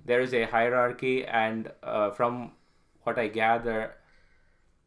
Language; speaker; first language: English; non-native, local second language; Tamil